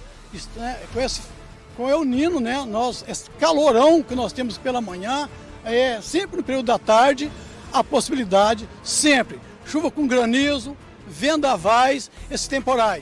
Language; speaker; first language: Portuguese; native; Portuguese